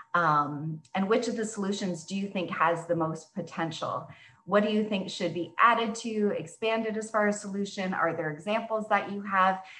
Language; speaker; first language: English; native; English